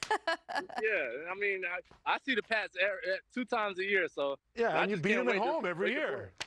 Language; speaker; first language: English; native; English